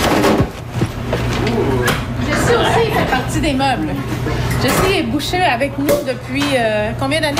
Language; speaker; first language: French; native; French